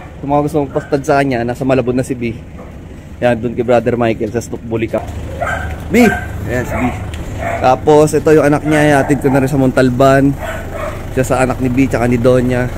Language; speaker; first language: Filipino; native; Filipino